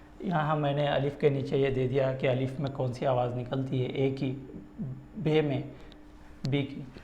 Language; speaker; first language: Urdu; native; Urdu